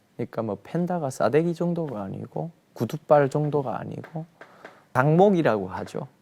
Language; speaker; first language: Korean; native; Korean